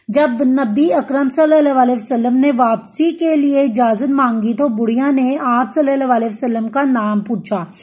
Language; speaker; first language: Urdu; non-native, local second language; Punjabi